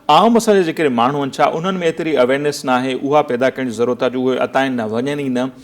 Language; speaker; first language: Sindhi; native; Sindhi